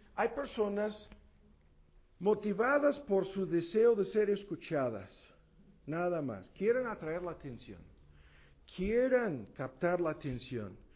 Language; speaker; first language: Spanish; non-native, fluent; English